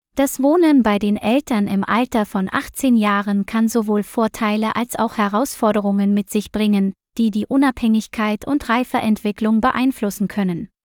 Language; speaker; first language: German; non-native, fluent; Vietnamese